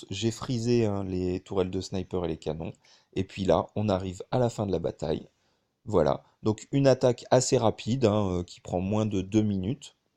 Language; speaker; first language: French; native; French